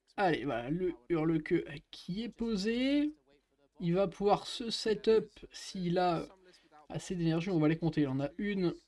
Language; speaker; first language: French; native; French